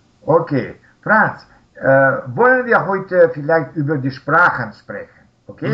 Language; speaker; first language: German; non-native, learner; Russian